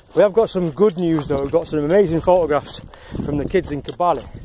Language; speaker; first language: English; native; English